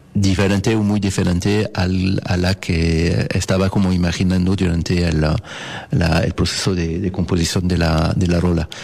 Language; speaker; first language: Spanish; non-native, fluent; French